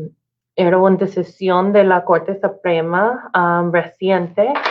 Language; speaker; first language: Spanish; non-native, learner; English